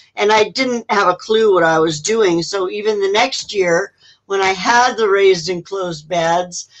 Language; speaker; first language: English; native; English